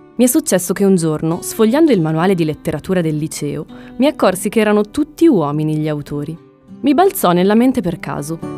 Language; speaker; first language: Italian; early bilingual, other home language; Spanish